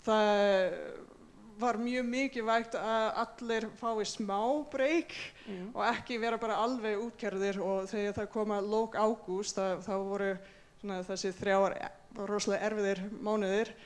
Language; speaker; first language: Icelandic; non-native, fluent; English